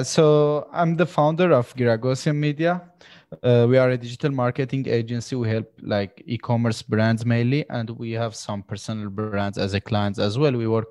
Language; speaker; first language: English; non-native, fluent; Armenian